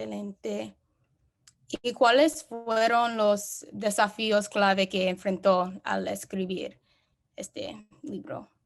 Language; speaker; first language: Spanish; non-native, learner; English